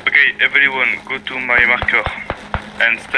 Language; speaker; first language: English; non-native, learner; French